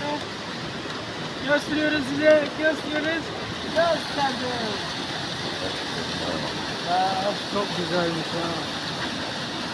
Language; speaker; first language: Turkish; non-native, learner; Hindi